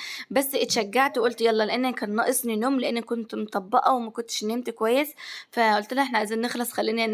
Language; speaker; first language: Arabic; native; Arabic